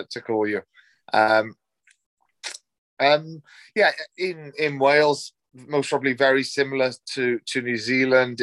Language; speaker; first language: English; native; English